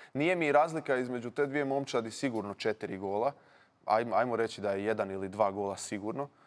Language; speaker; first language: Croatian; native; Croatian